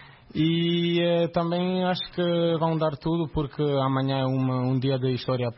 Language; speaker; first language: Portuguese; non-native, fluent; Croatian